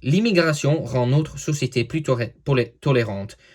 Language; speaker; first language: French; non-native, learner; English